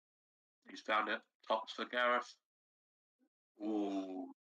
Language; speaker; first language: English; native; English